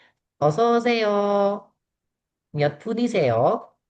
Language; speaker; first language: Korean; non-native, fluent; Indonesian